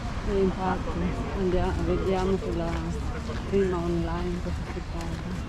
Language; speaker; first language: Italian; non-native, learner; Filipino